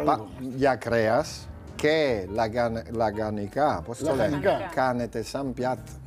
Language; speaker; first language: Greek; non-native, learner; Italian